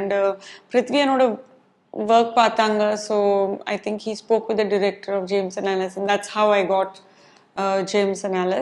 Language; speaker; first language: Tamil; non-native, local second language; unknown